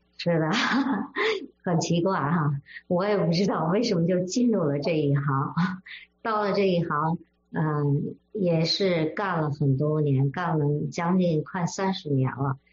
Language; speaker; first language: Chinese; native; Chinese